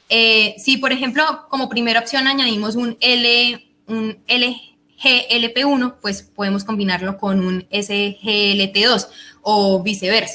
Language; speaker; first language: Spanish; native; Spanish